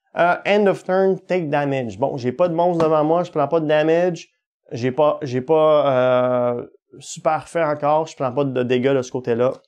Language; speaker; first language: French; native; French